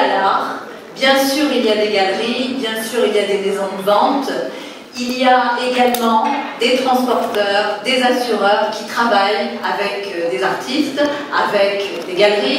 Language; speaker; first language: French; native; French